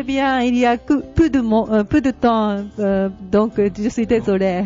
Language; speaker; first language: French; non-native, fluent; Japanese